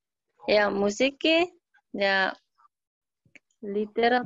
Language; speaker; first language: Finnish; non-native, learner; Russian